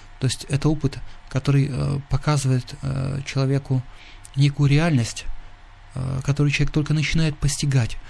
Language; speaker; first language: Russian; native; Russian